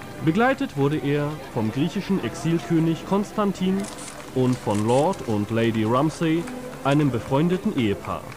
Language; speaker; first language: German; native; German